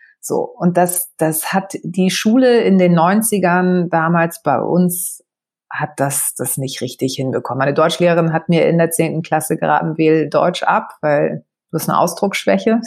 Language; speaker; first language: German; early bilingual, other home language; Greek